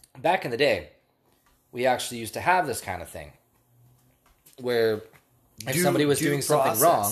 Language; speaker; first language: English; native; English